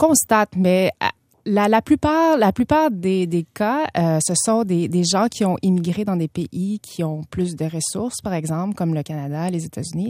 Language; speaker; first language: French; early bilingual, other home language; Vietnamese